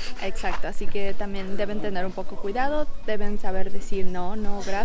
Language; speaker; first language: Spanish; non-native, local second language; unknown